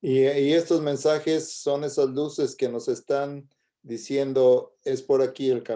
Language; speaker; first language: Spanish; native; Spanish